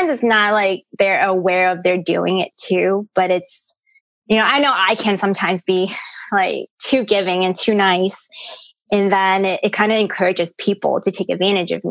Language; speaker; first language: English; early bilingual, other home language; Cantonese